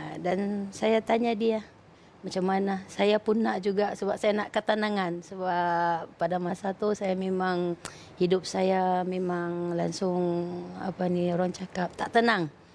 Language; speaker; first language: Malay; non-native, fluent; Filipino